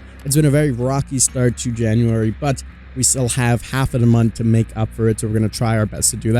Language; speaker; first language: English; native; English